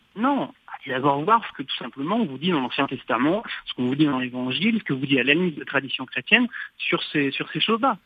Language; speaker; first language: French; native; French